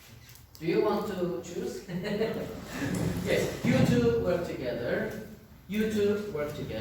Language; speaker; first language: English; non-native, fluent; Turkish